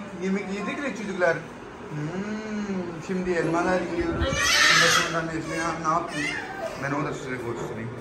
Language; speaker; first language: Turkish; non-native, learner; Urdu